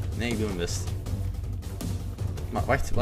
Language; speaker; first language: Dutch; native; Dutch